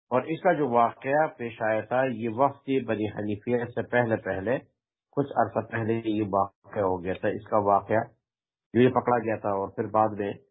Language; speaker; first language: Urdu; non-native, local second language; Pashto